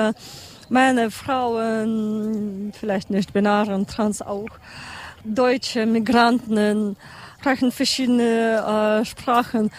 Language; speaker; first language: German; non-native, learner; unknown